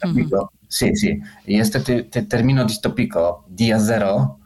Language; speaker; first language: Spanish; non-native, fluent; Polish